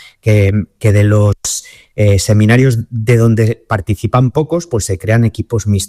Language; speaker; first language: Spanish; native; Spanish